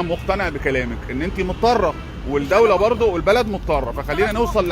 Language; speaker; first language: Arabic; native; Arabic